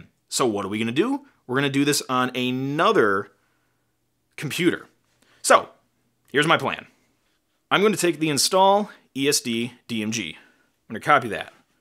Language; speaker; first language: English; native; English